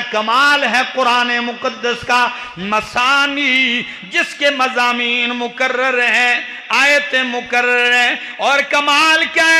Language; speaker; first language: Urdu; non-native, local second language; Punjabi